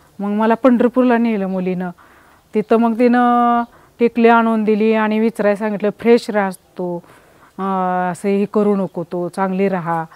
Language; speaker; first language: Marathi; native; Marathi